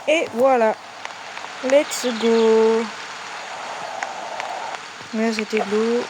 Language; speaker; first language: French; native; French